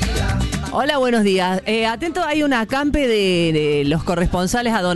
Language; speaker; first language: Spanish; native; Spanish